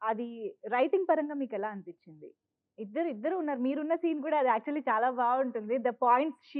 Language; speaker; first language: Telugu; native; Telugu